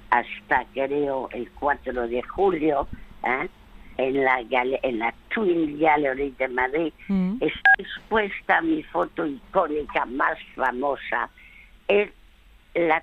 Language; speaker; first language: Spanish; non-native, fluent; French